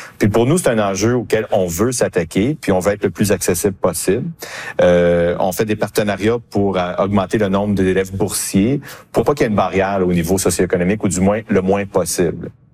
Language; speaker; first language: French; native; French